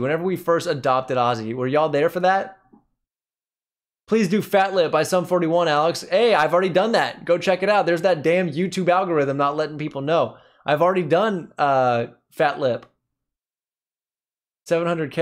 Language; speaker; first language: English; native; English